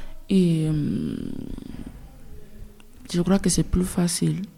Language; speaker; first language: French; non-native, learner; Spanish